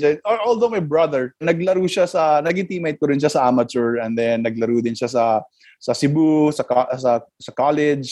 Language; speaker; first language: English; non-native, local second language; Cebuano